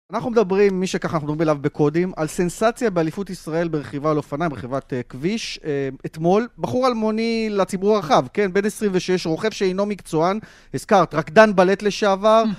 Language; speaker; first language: Hebrew; native; Hebrew